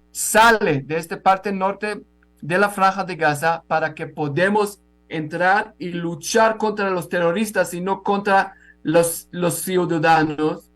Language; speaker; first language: Spanish; non-native, fluent; Hebrew